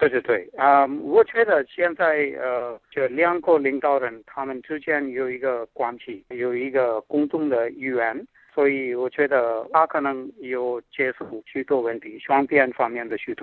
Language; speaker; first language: Chinese; non-native, fluent; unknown